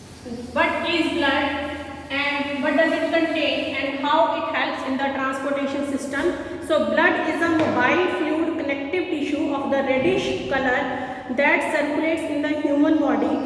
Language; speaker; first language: English; non-native, local second language; Hindi